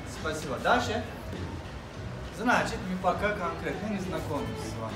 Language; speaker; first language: Russian; non-native, learner; Turkish